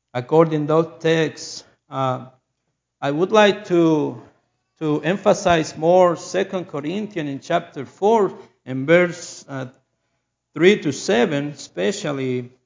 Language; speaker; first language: English; non-native, learner; Spanish